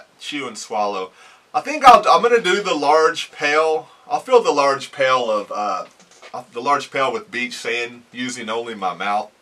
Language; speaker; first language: English; native; English